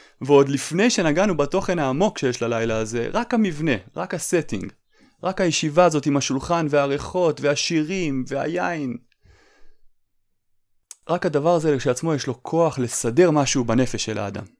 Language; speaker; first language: Hebrew; native; Hebrew